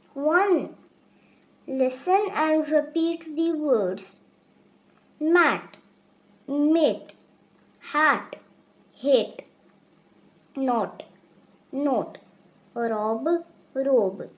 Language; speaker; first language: English; non-native, local second language; Urdu